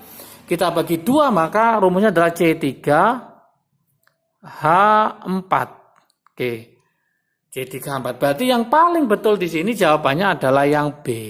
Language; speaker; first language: Indonesian; native; Indonesian